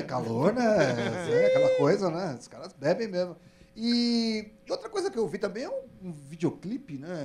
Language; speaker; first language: Portuguese; native; Portuguese